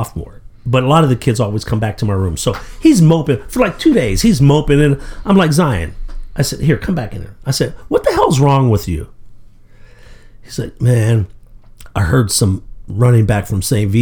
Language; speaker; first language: English; native; English